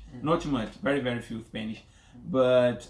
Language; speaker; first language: English; non-native, learner; Portuguese